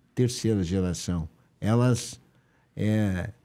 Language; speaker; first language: Portuguese; native; Portuguese